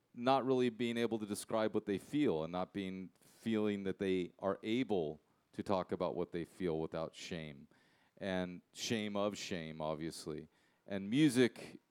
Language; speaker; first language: English; native; English